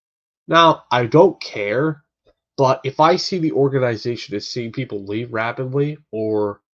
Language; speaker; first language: English; native; English